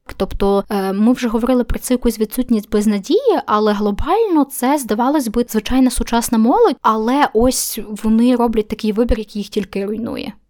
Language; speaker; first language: Ukrainian; native; Ukrainian